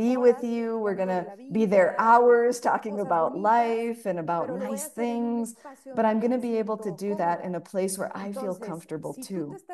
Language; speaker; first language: English; non-native, fluent; Spanish